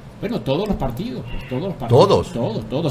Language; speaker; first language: Spanish; native; Spanish